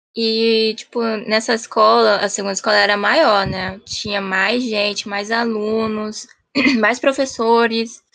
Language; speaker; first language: Portuguese; early bilingual, heritage; Japanese